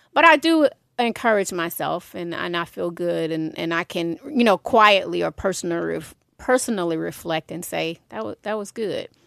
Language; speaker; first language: English; native; English